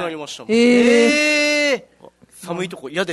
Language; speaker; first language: Japanese; native; Japanese